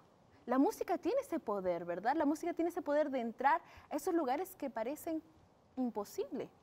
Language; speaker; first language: Spanish; native; Spanish